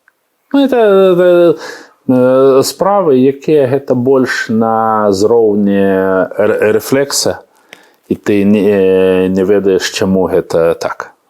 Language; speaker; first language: Belarusian; non-native, learner; Russian